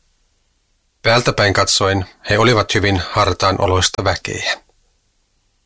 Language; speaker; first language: Finnish; native; Finnish